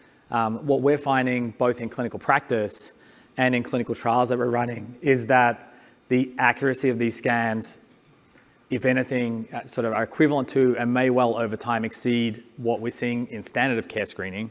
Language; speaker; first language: English; native; English